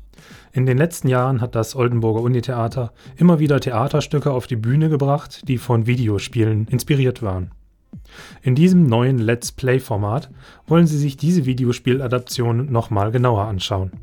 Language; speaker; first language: German; native; German